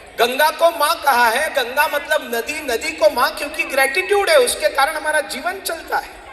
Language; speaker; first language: Hindi; non-native, local second language; Marathi